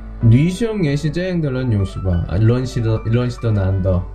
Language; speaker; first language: Chinese; non-native, learner; Korean